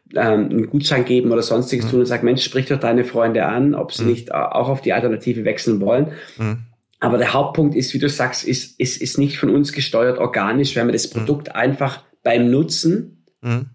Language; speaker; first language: German; native; German